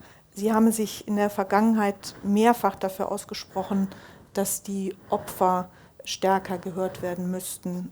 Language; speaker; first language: German; native; German